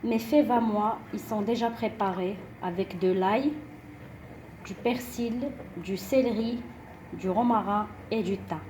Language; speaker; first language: French; non-native, local second language; Arabic